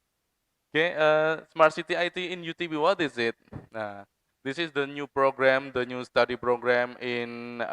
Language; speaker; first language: English; non-native, fluent; Indonesian